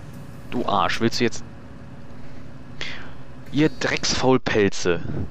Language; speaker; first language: German; native; German